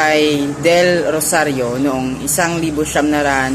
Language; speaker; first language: Filipino; non-native, local second language; Cebuano